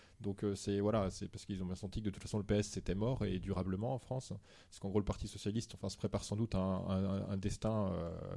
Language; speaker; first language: French; native; French